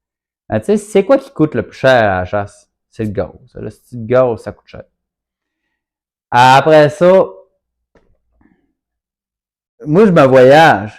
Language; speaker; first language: French; native; French